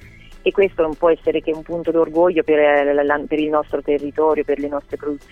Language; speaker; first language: Italian; native; Italian